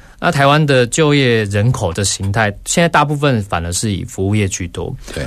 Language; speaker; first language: Chinese; native; Chinese